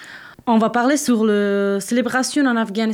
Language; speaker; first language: French; non-native, learner; Persian